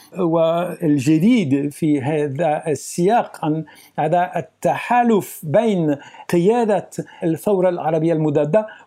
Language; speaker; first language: Arabic; non-native, fluent; French